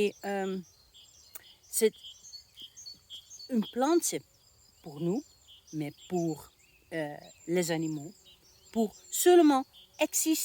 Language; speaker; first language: French; non-native, learner; Dutch